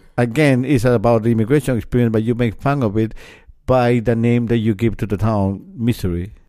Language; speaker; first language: English; non-native, fluent; Spanish